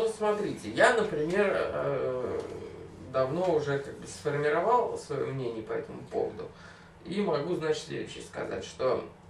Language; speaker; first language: Russian; native; Russian